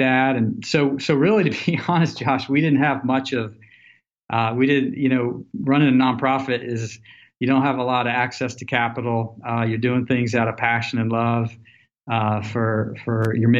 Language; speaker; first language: English; native; English